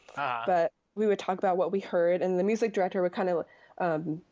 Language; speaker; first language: English; native; English